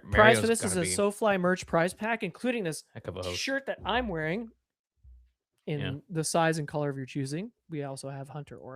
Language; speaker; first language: English; native; English